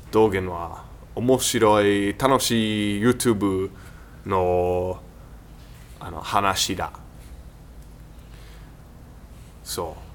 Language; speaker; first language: Japanese; non-native, learner; English